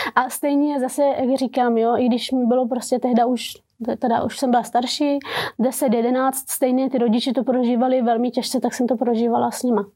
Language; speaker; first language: Czech; early bilingual, other home language; Persian